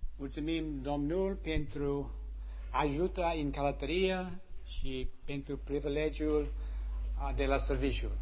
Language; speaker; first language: Romanian; non-native, learner; English